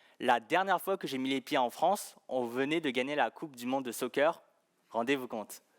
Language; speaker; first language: French; early bilingual, other home language; Chinese